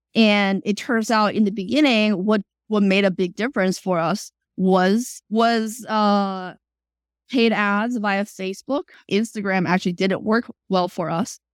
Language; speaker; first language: English; early bilingual, other home language; Chinese